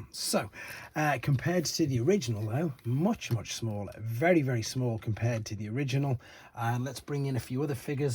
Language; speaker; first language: English; native; English